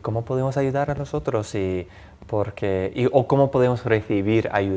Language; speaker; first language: Spanish; non-native, fluent; English